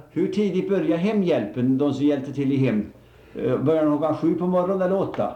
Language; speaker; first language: Swedish; native; Swedish